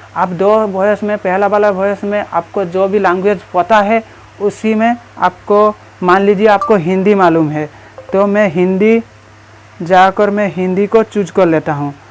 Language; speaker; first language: Hindi; non-native, local second language; Bangla